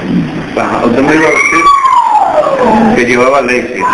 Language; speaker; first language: Spanish; native; Spanish